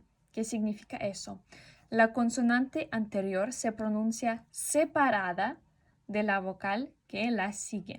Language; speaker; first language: Spanish; non-native, fluent; Russian